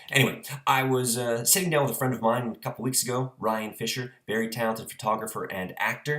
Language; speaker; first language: English; native; English